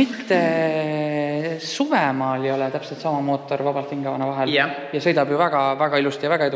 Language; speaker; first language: Estonian; native; Estonian